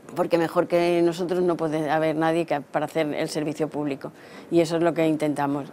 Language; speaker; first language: Spanish; native; Spanish